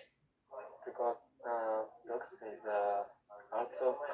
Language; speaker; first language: English; non-native, learner; Korean